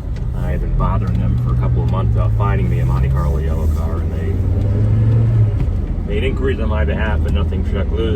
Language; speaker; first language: English; native; English